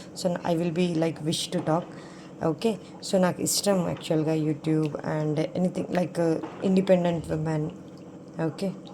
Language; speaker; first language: Telugu; non-native, local second language; Urdu